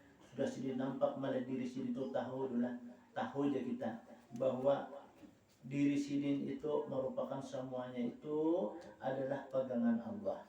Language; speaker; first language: Indonesian; non-native, local second language; Banjar